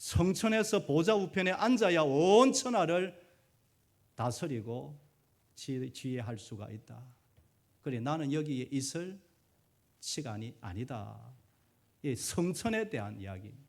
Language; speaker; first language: Korean; native; Korean